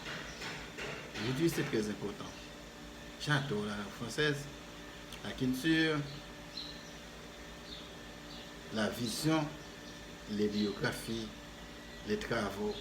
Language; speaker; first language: French; non-native, fluent; Spanish